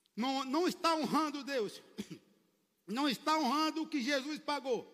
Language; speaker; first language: Portuguese; native; Portuguese